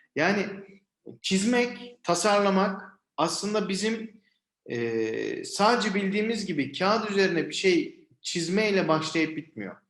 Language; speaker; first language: Turkish; native; Turkish